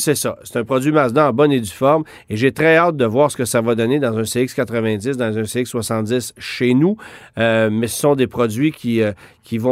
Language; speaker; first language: French; native; French